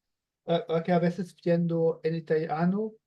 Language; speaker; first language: Spanish; non-native, learner; German